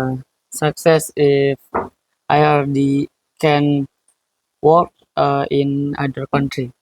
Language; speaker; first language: English; non-native, learner; Indonesian